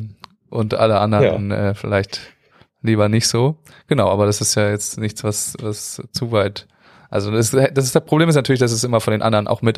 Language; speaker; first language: German; native; German